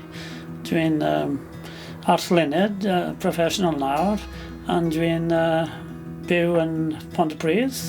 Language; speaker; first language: Welsh; non-native, learner; English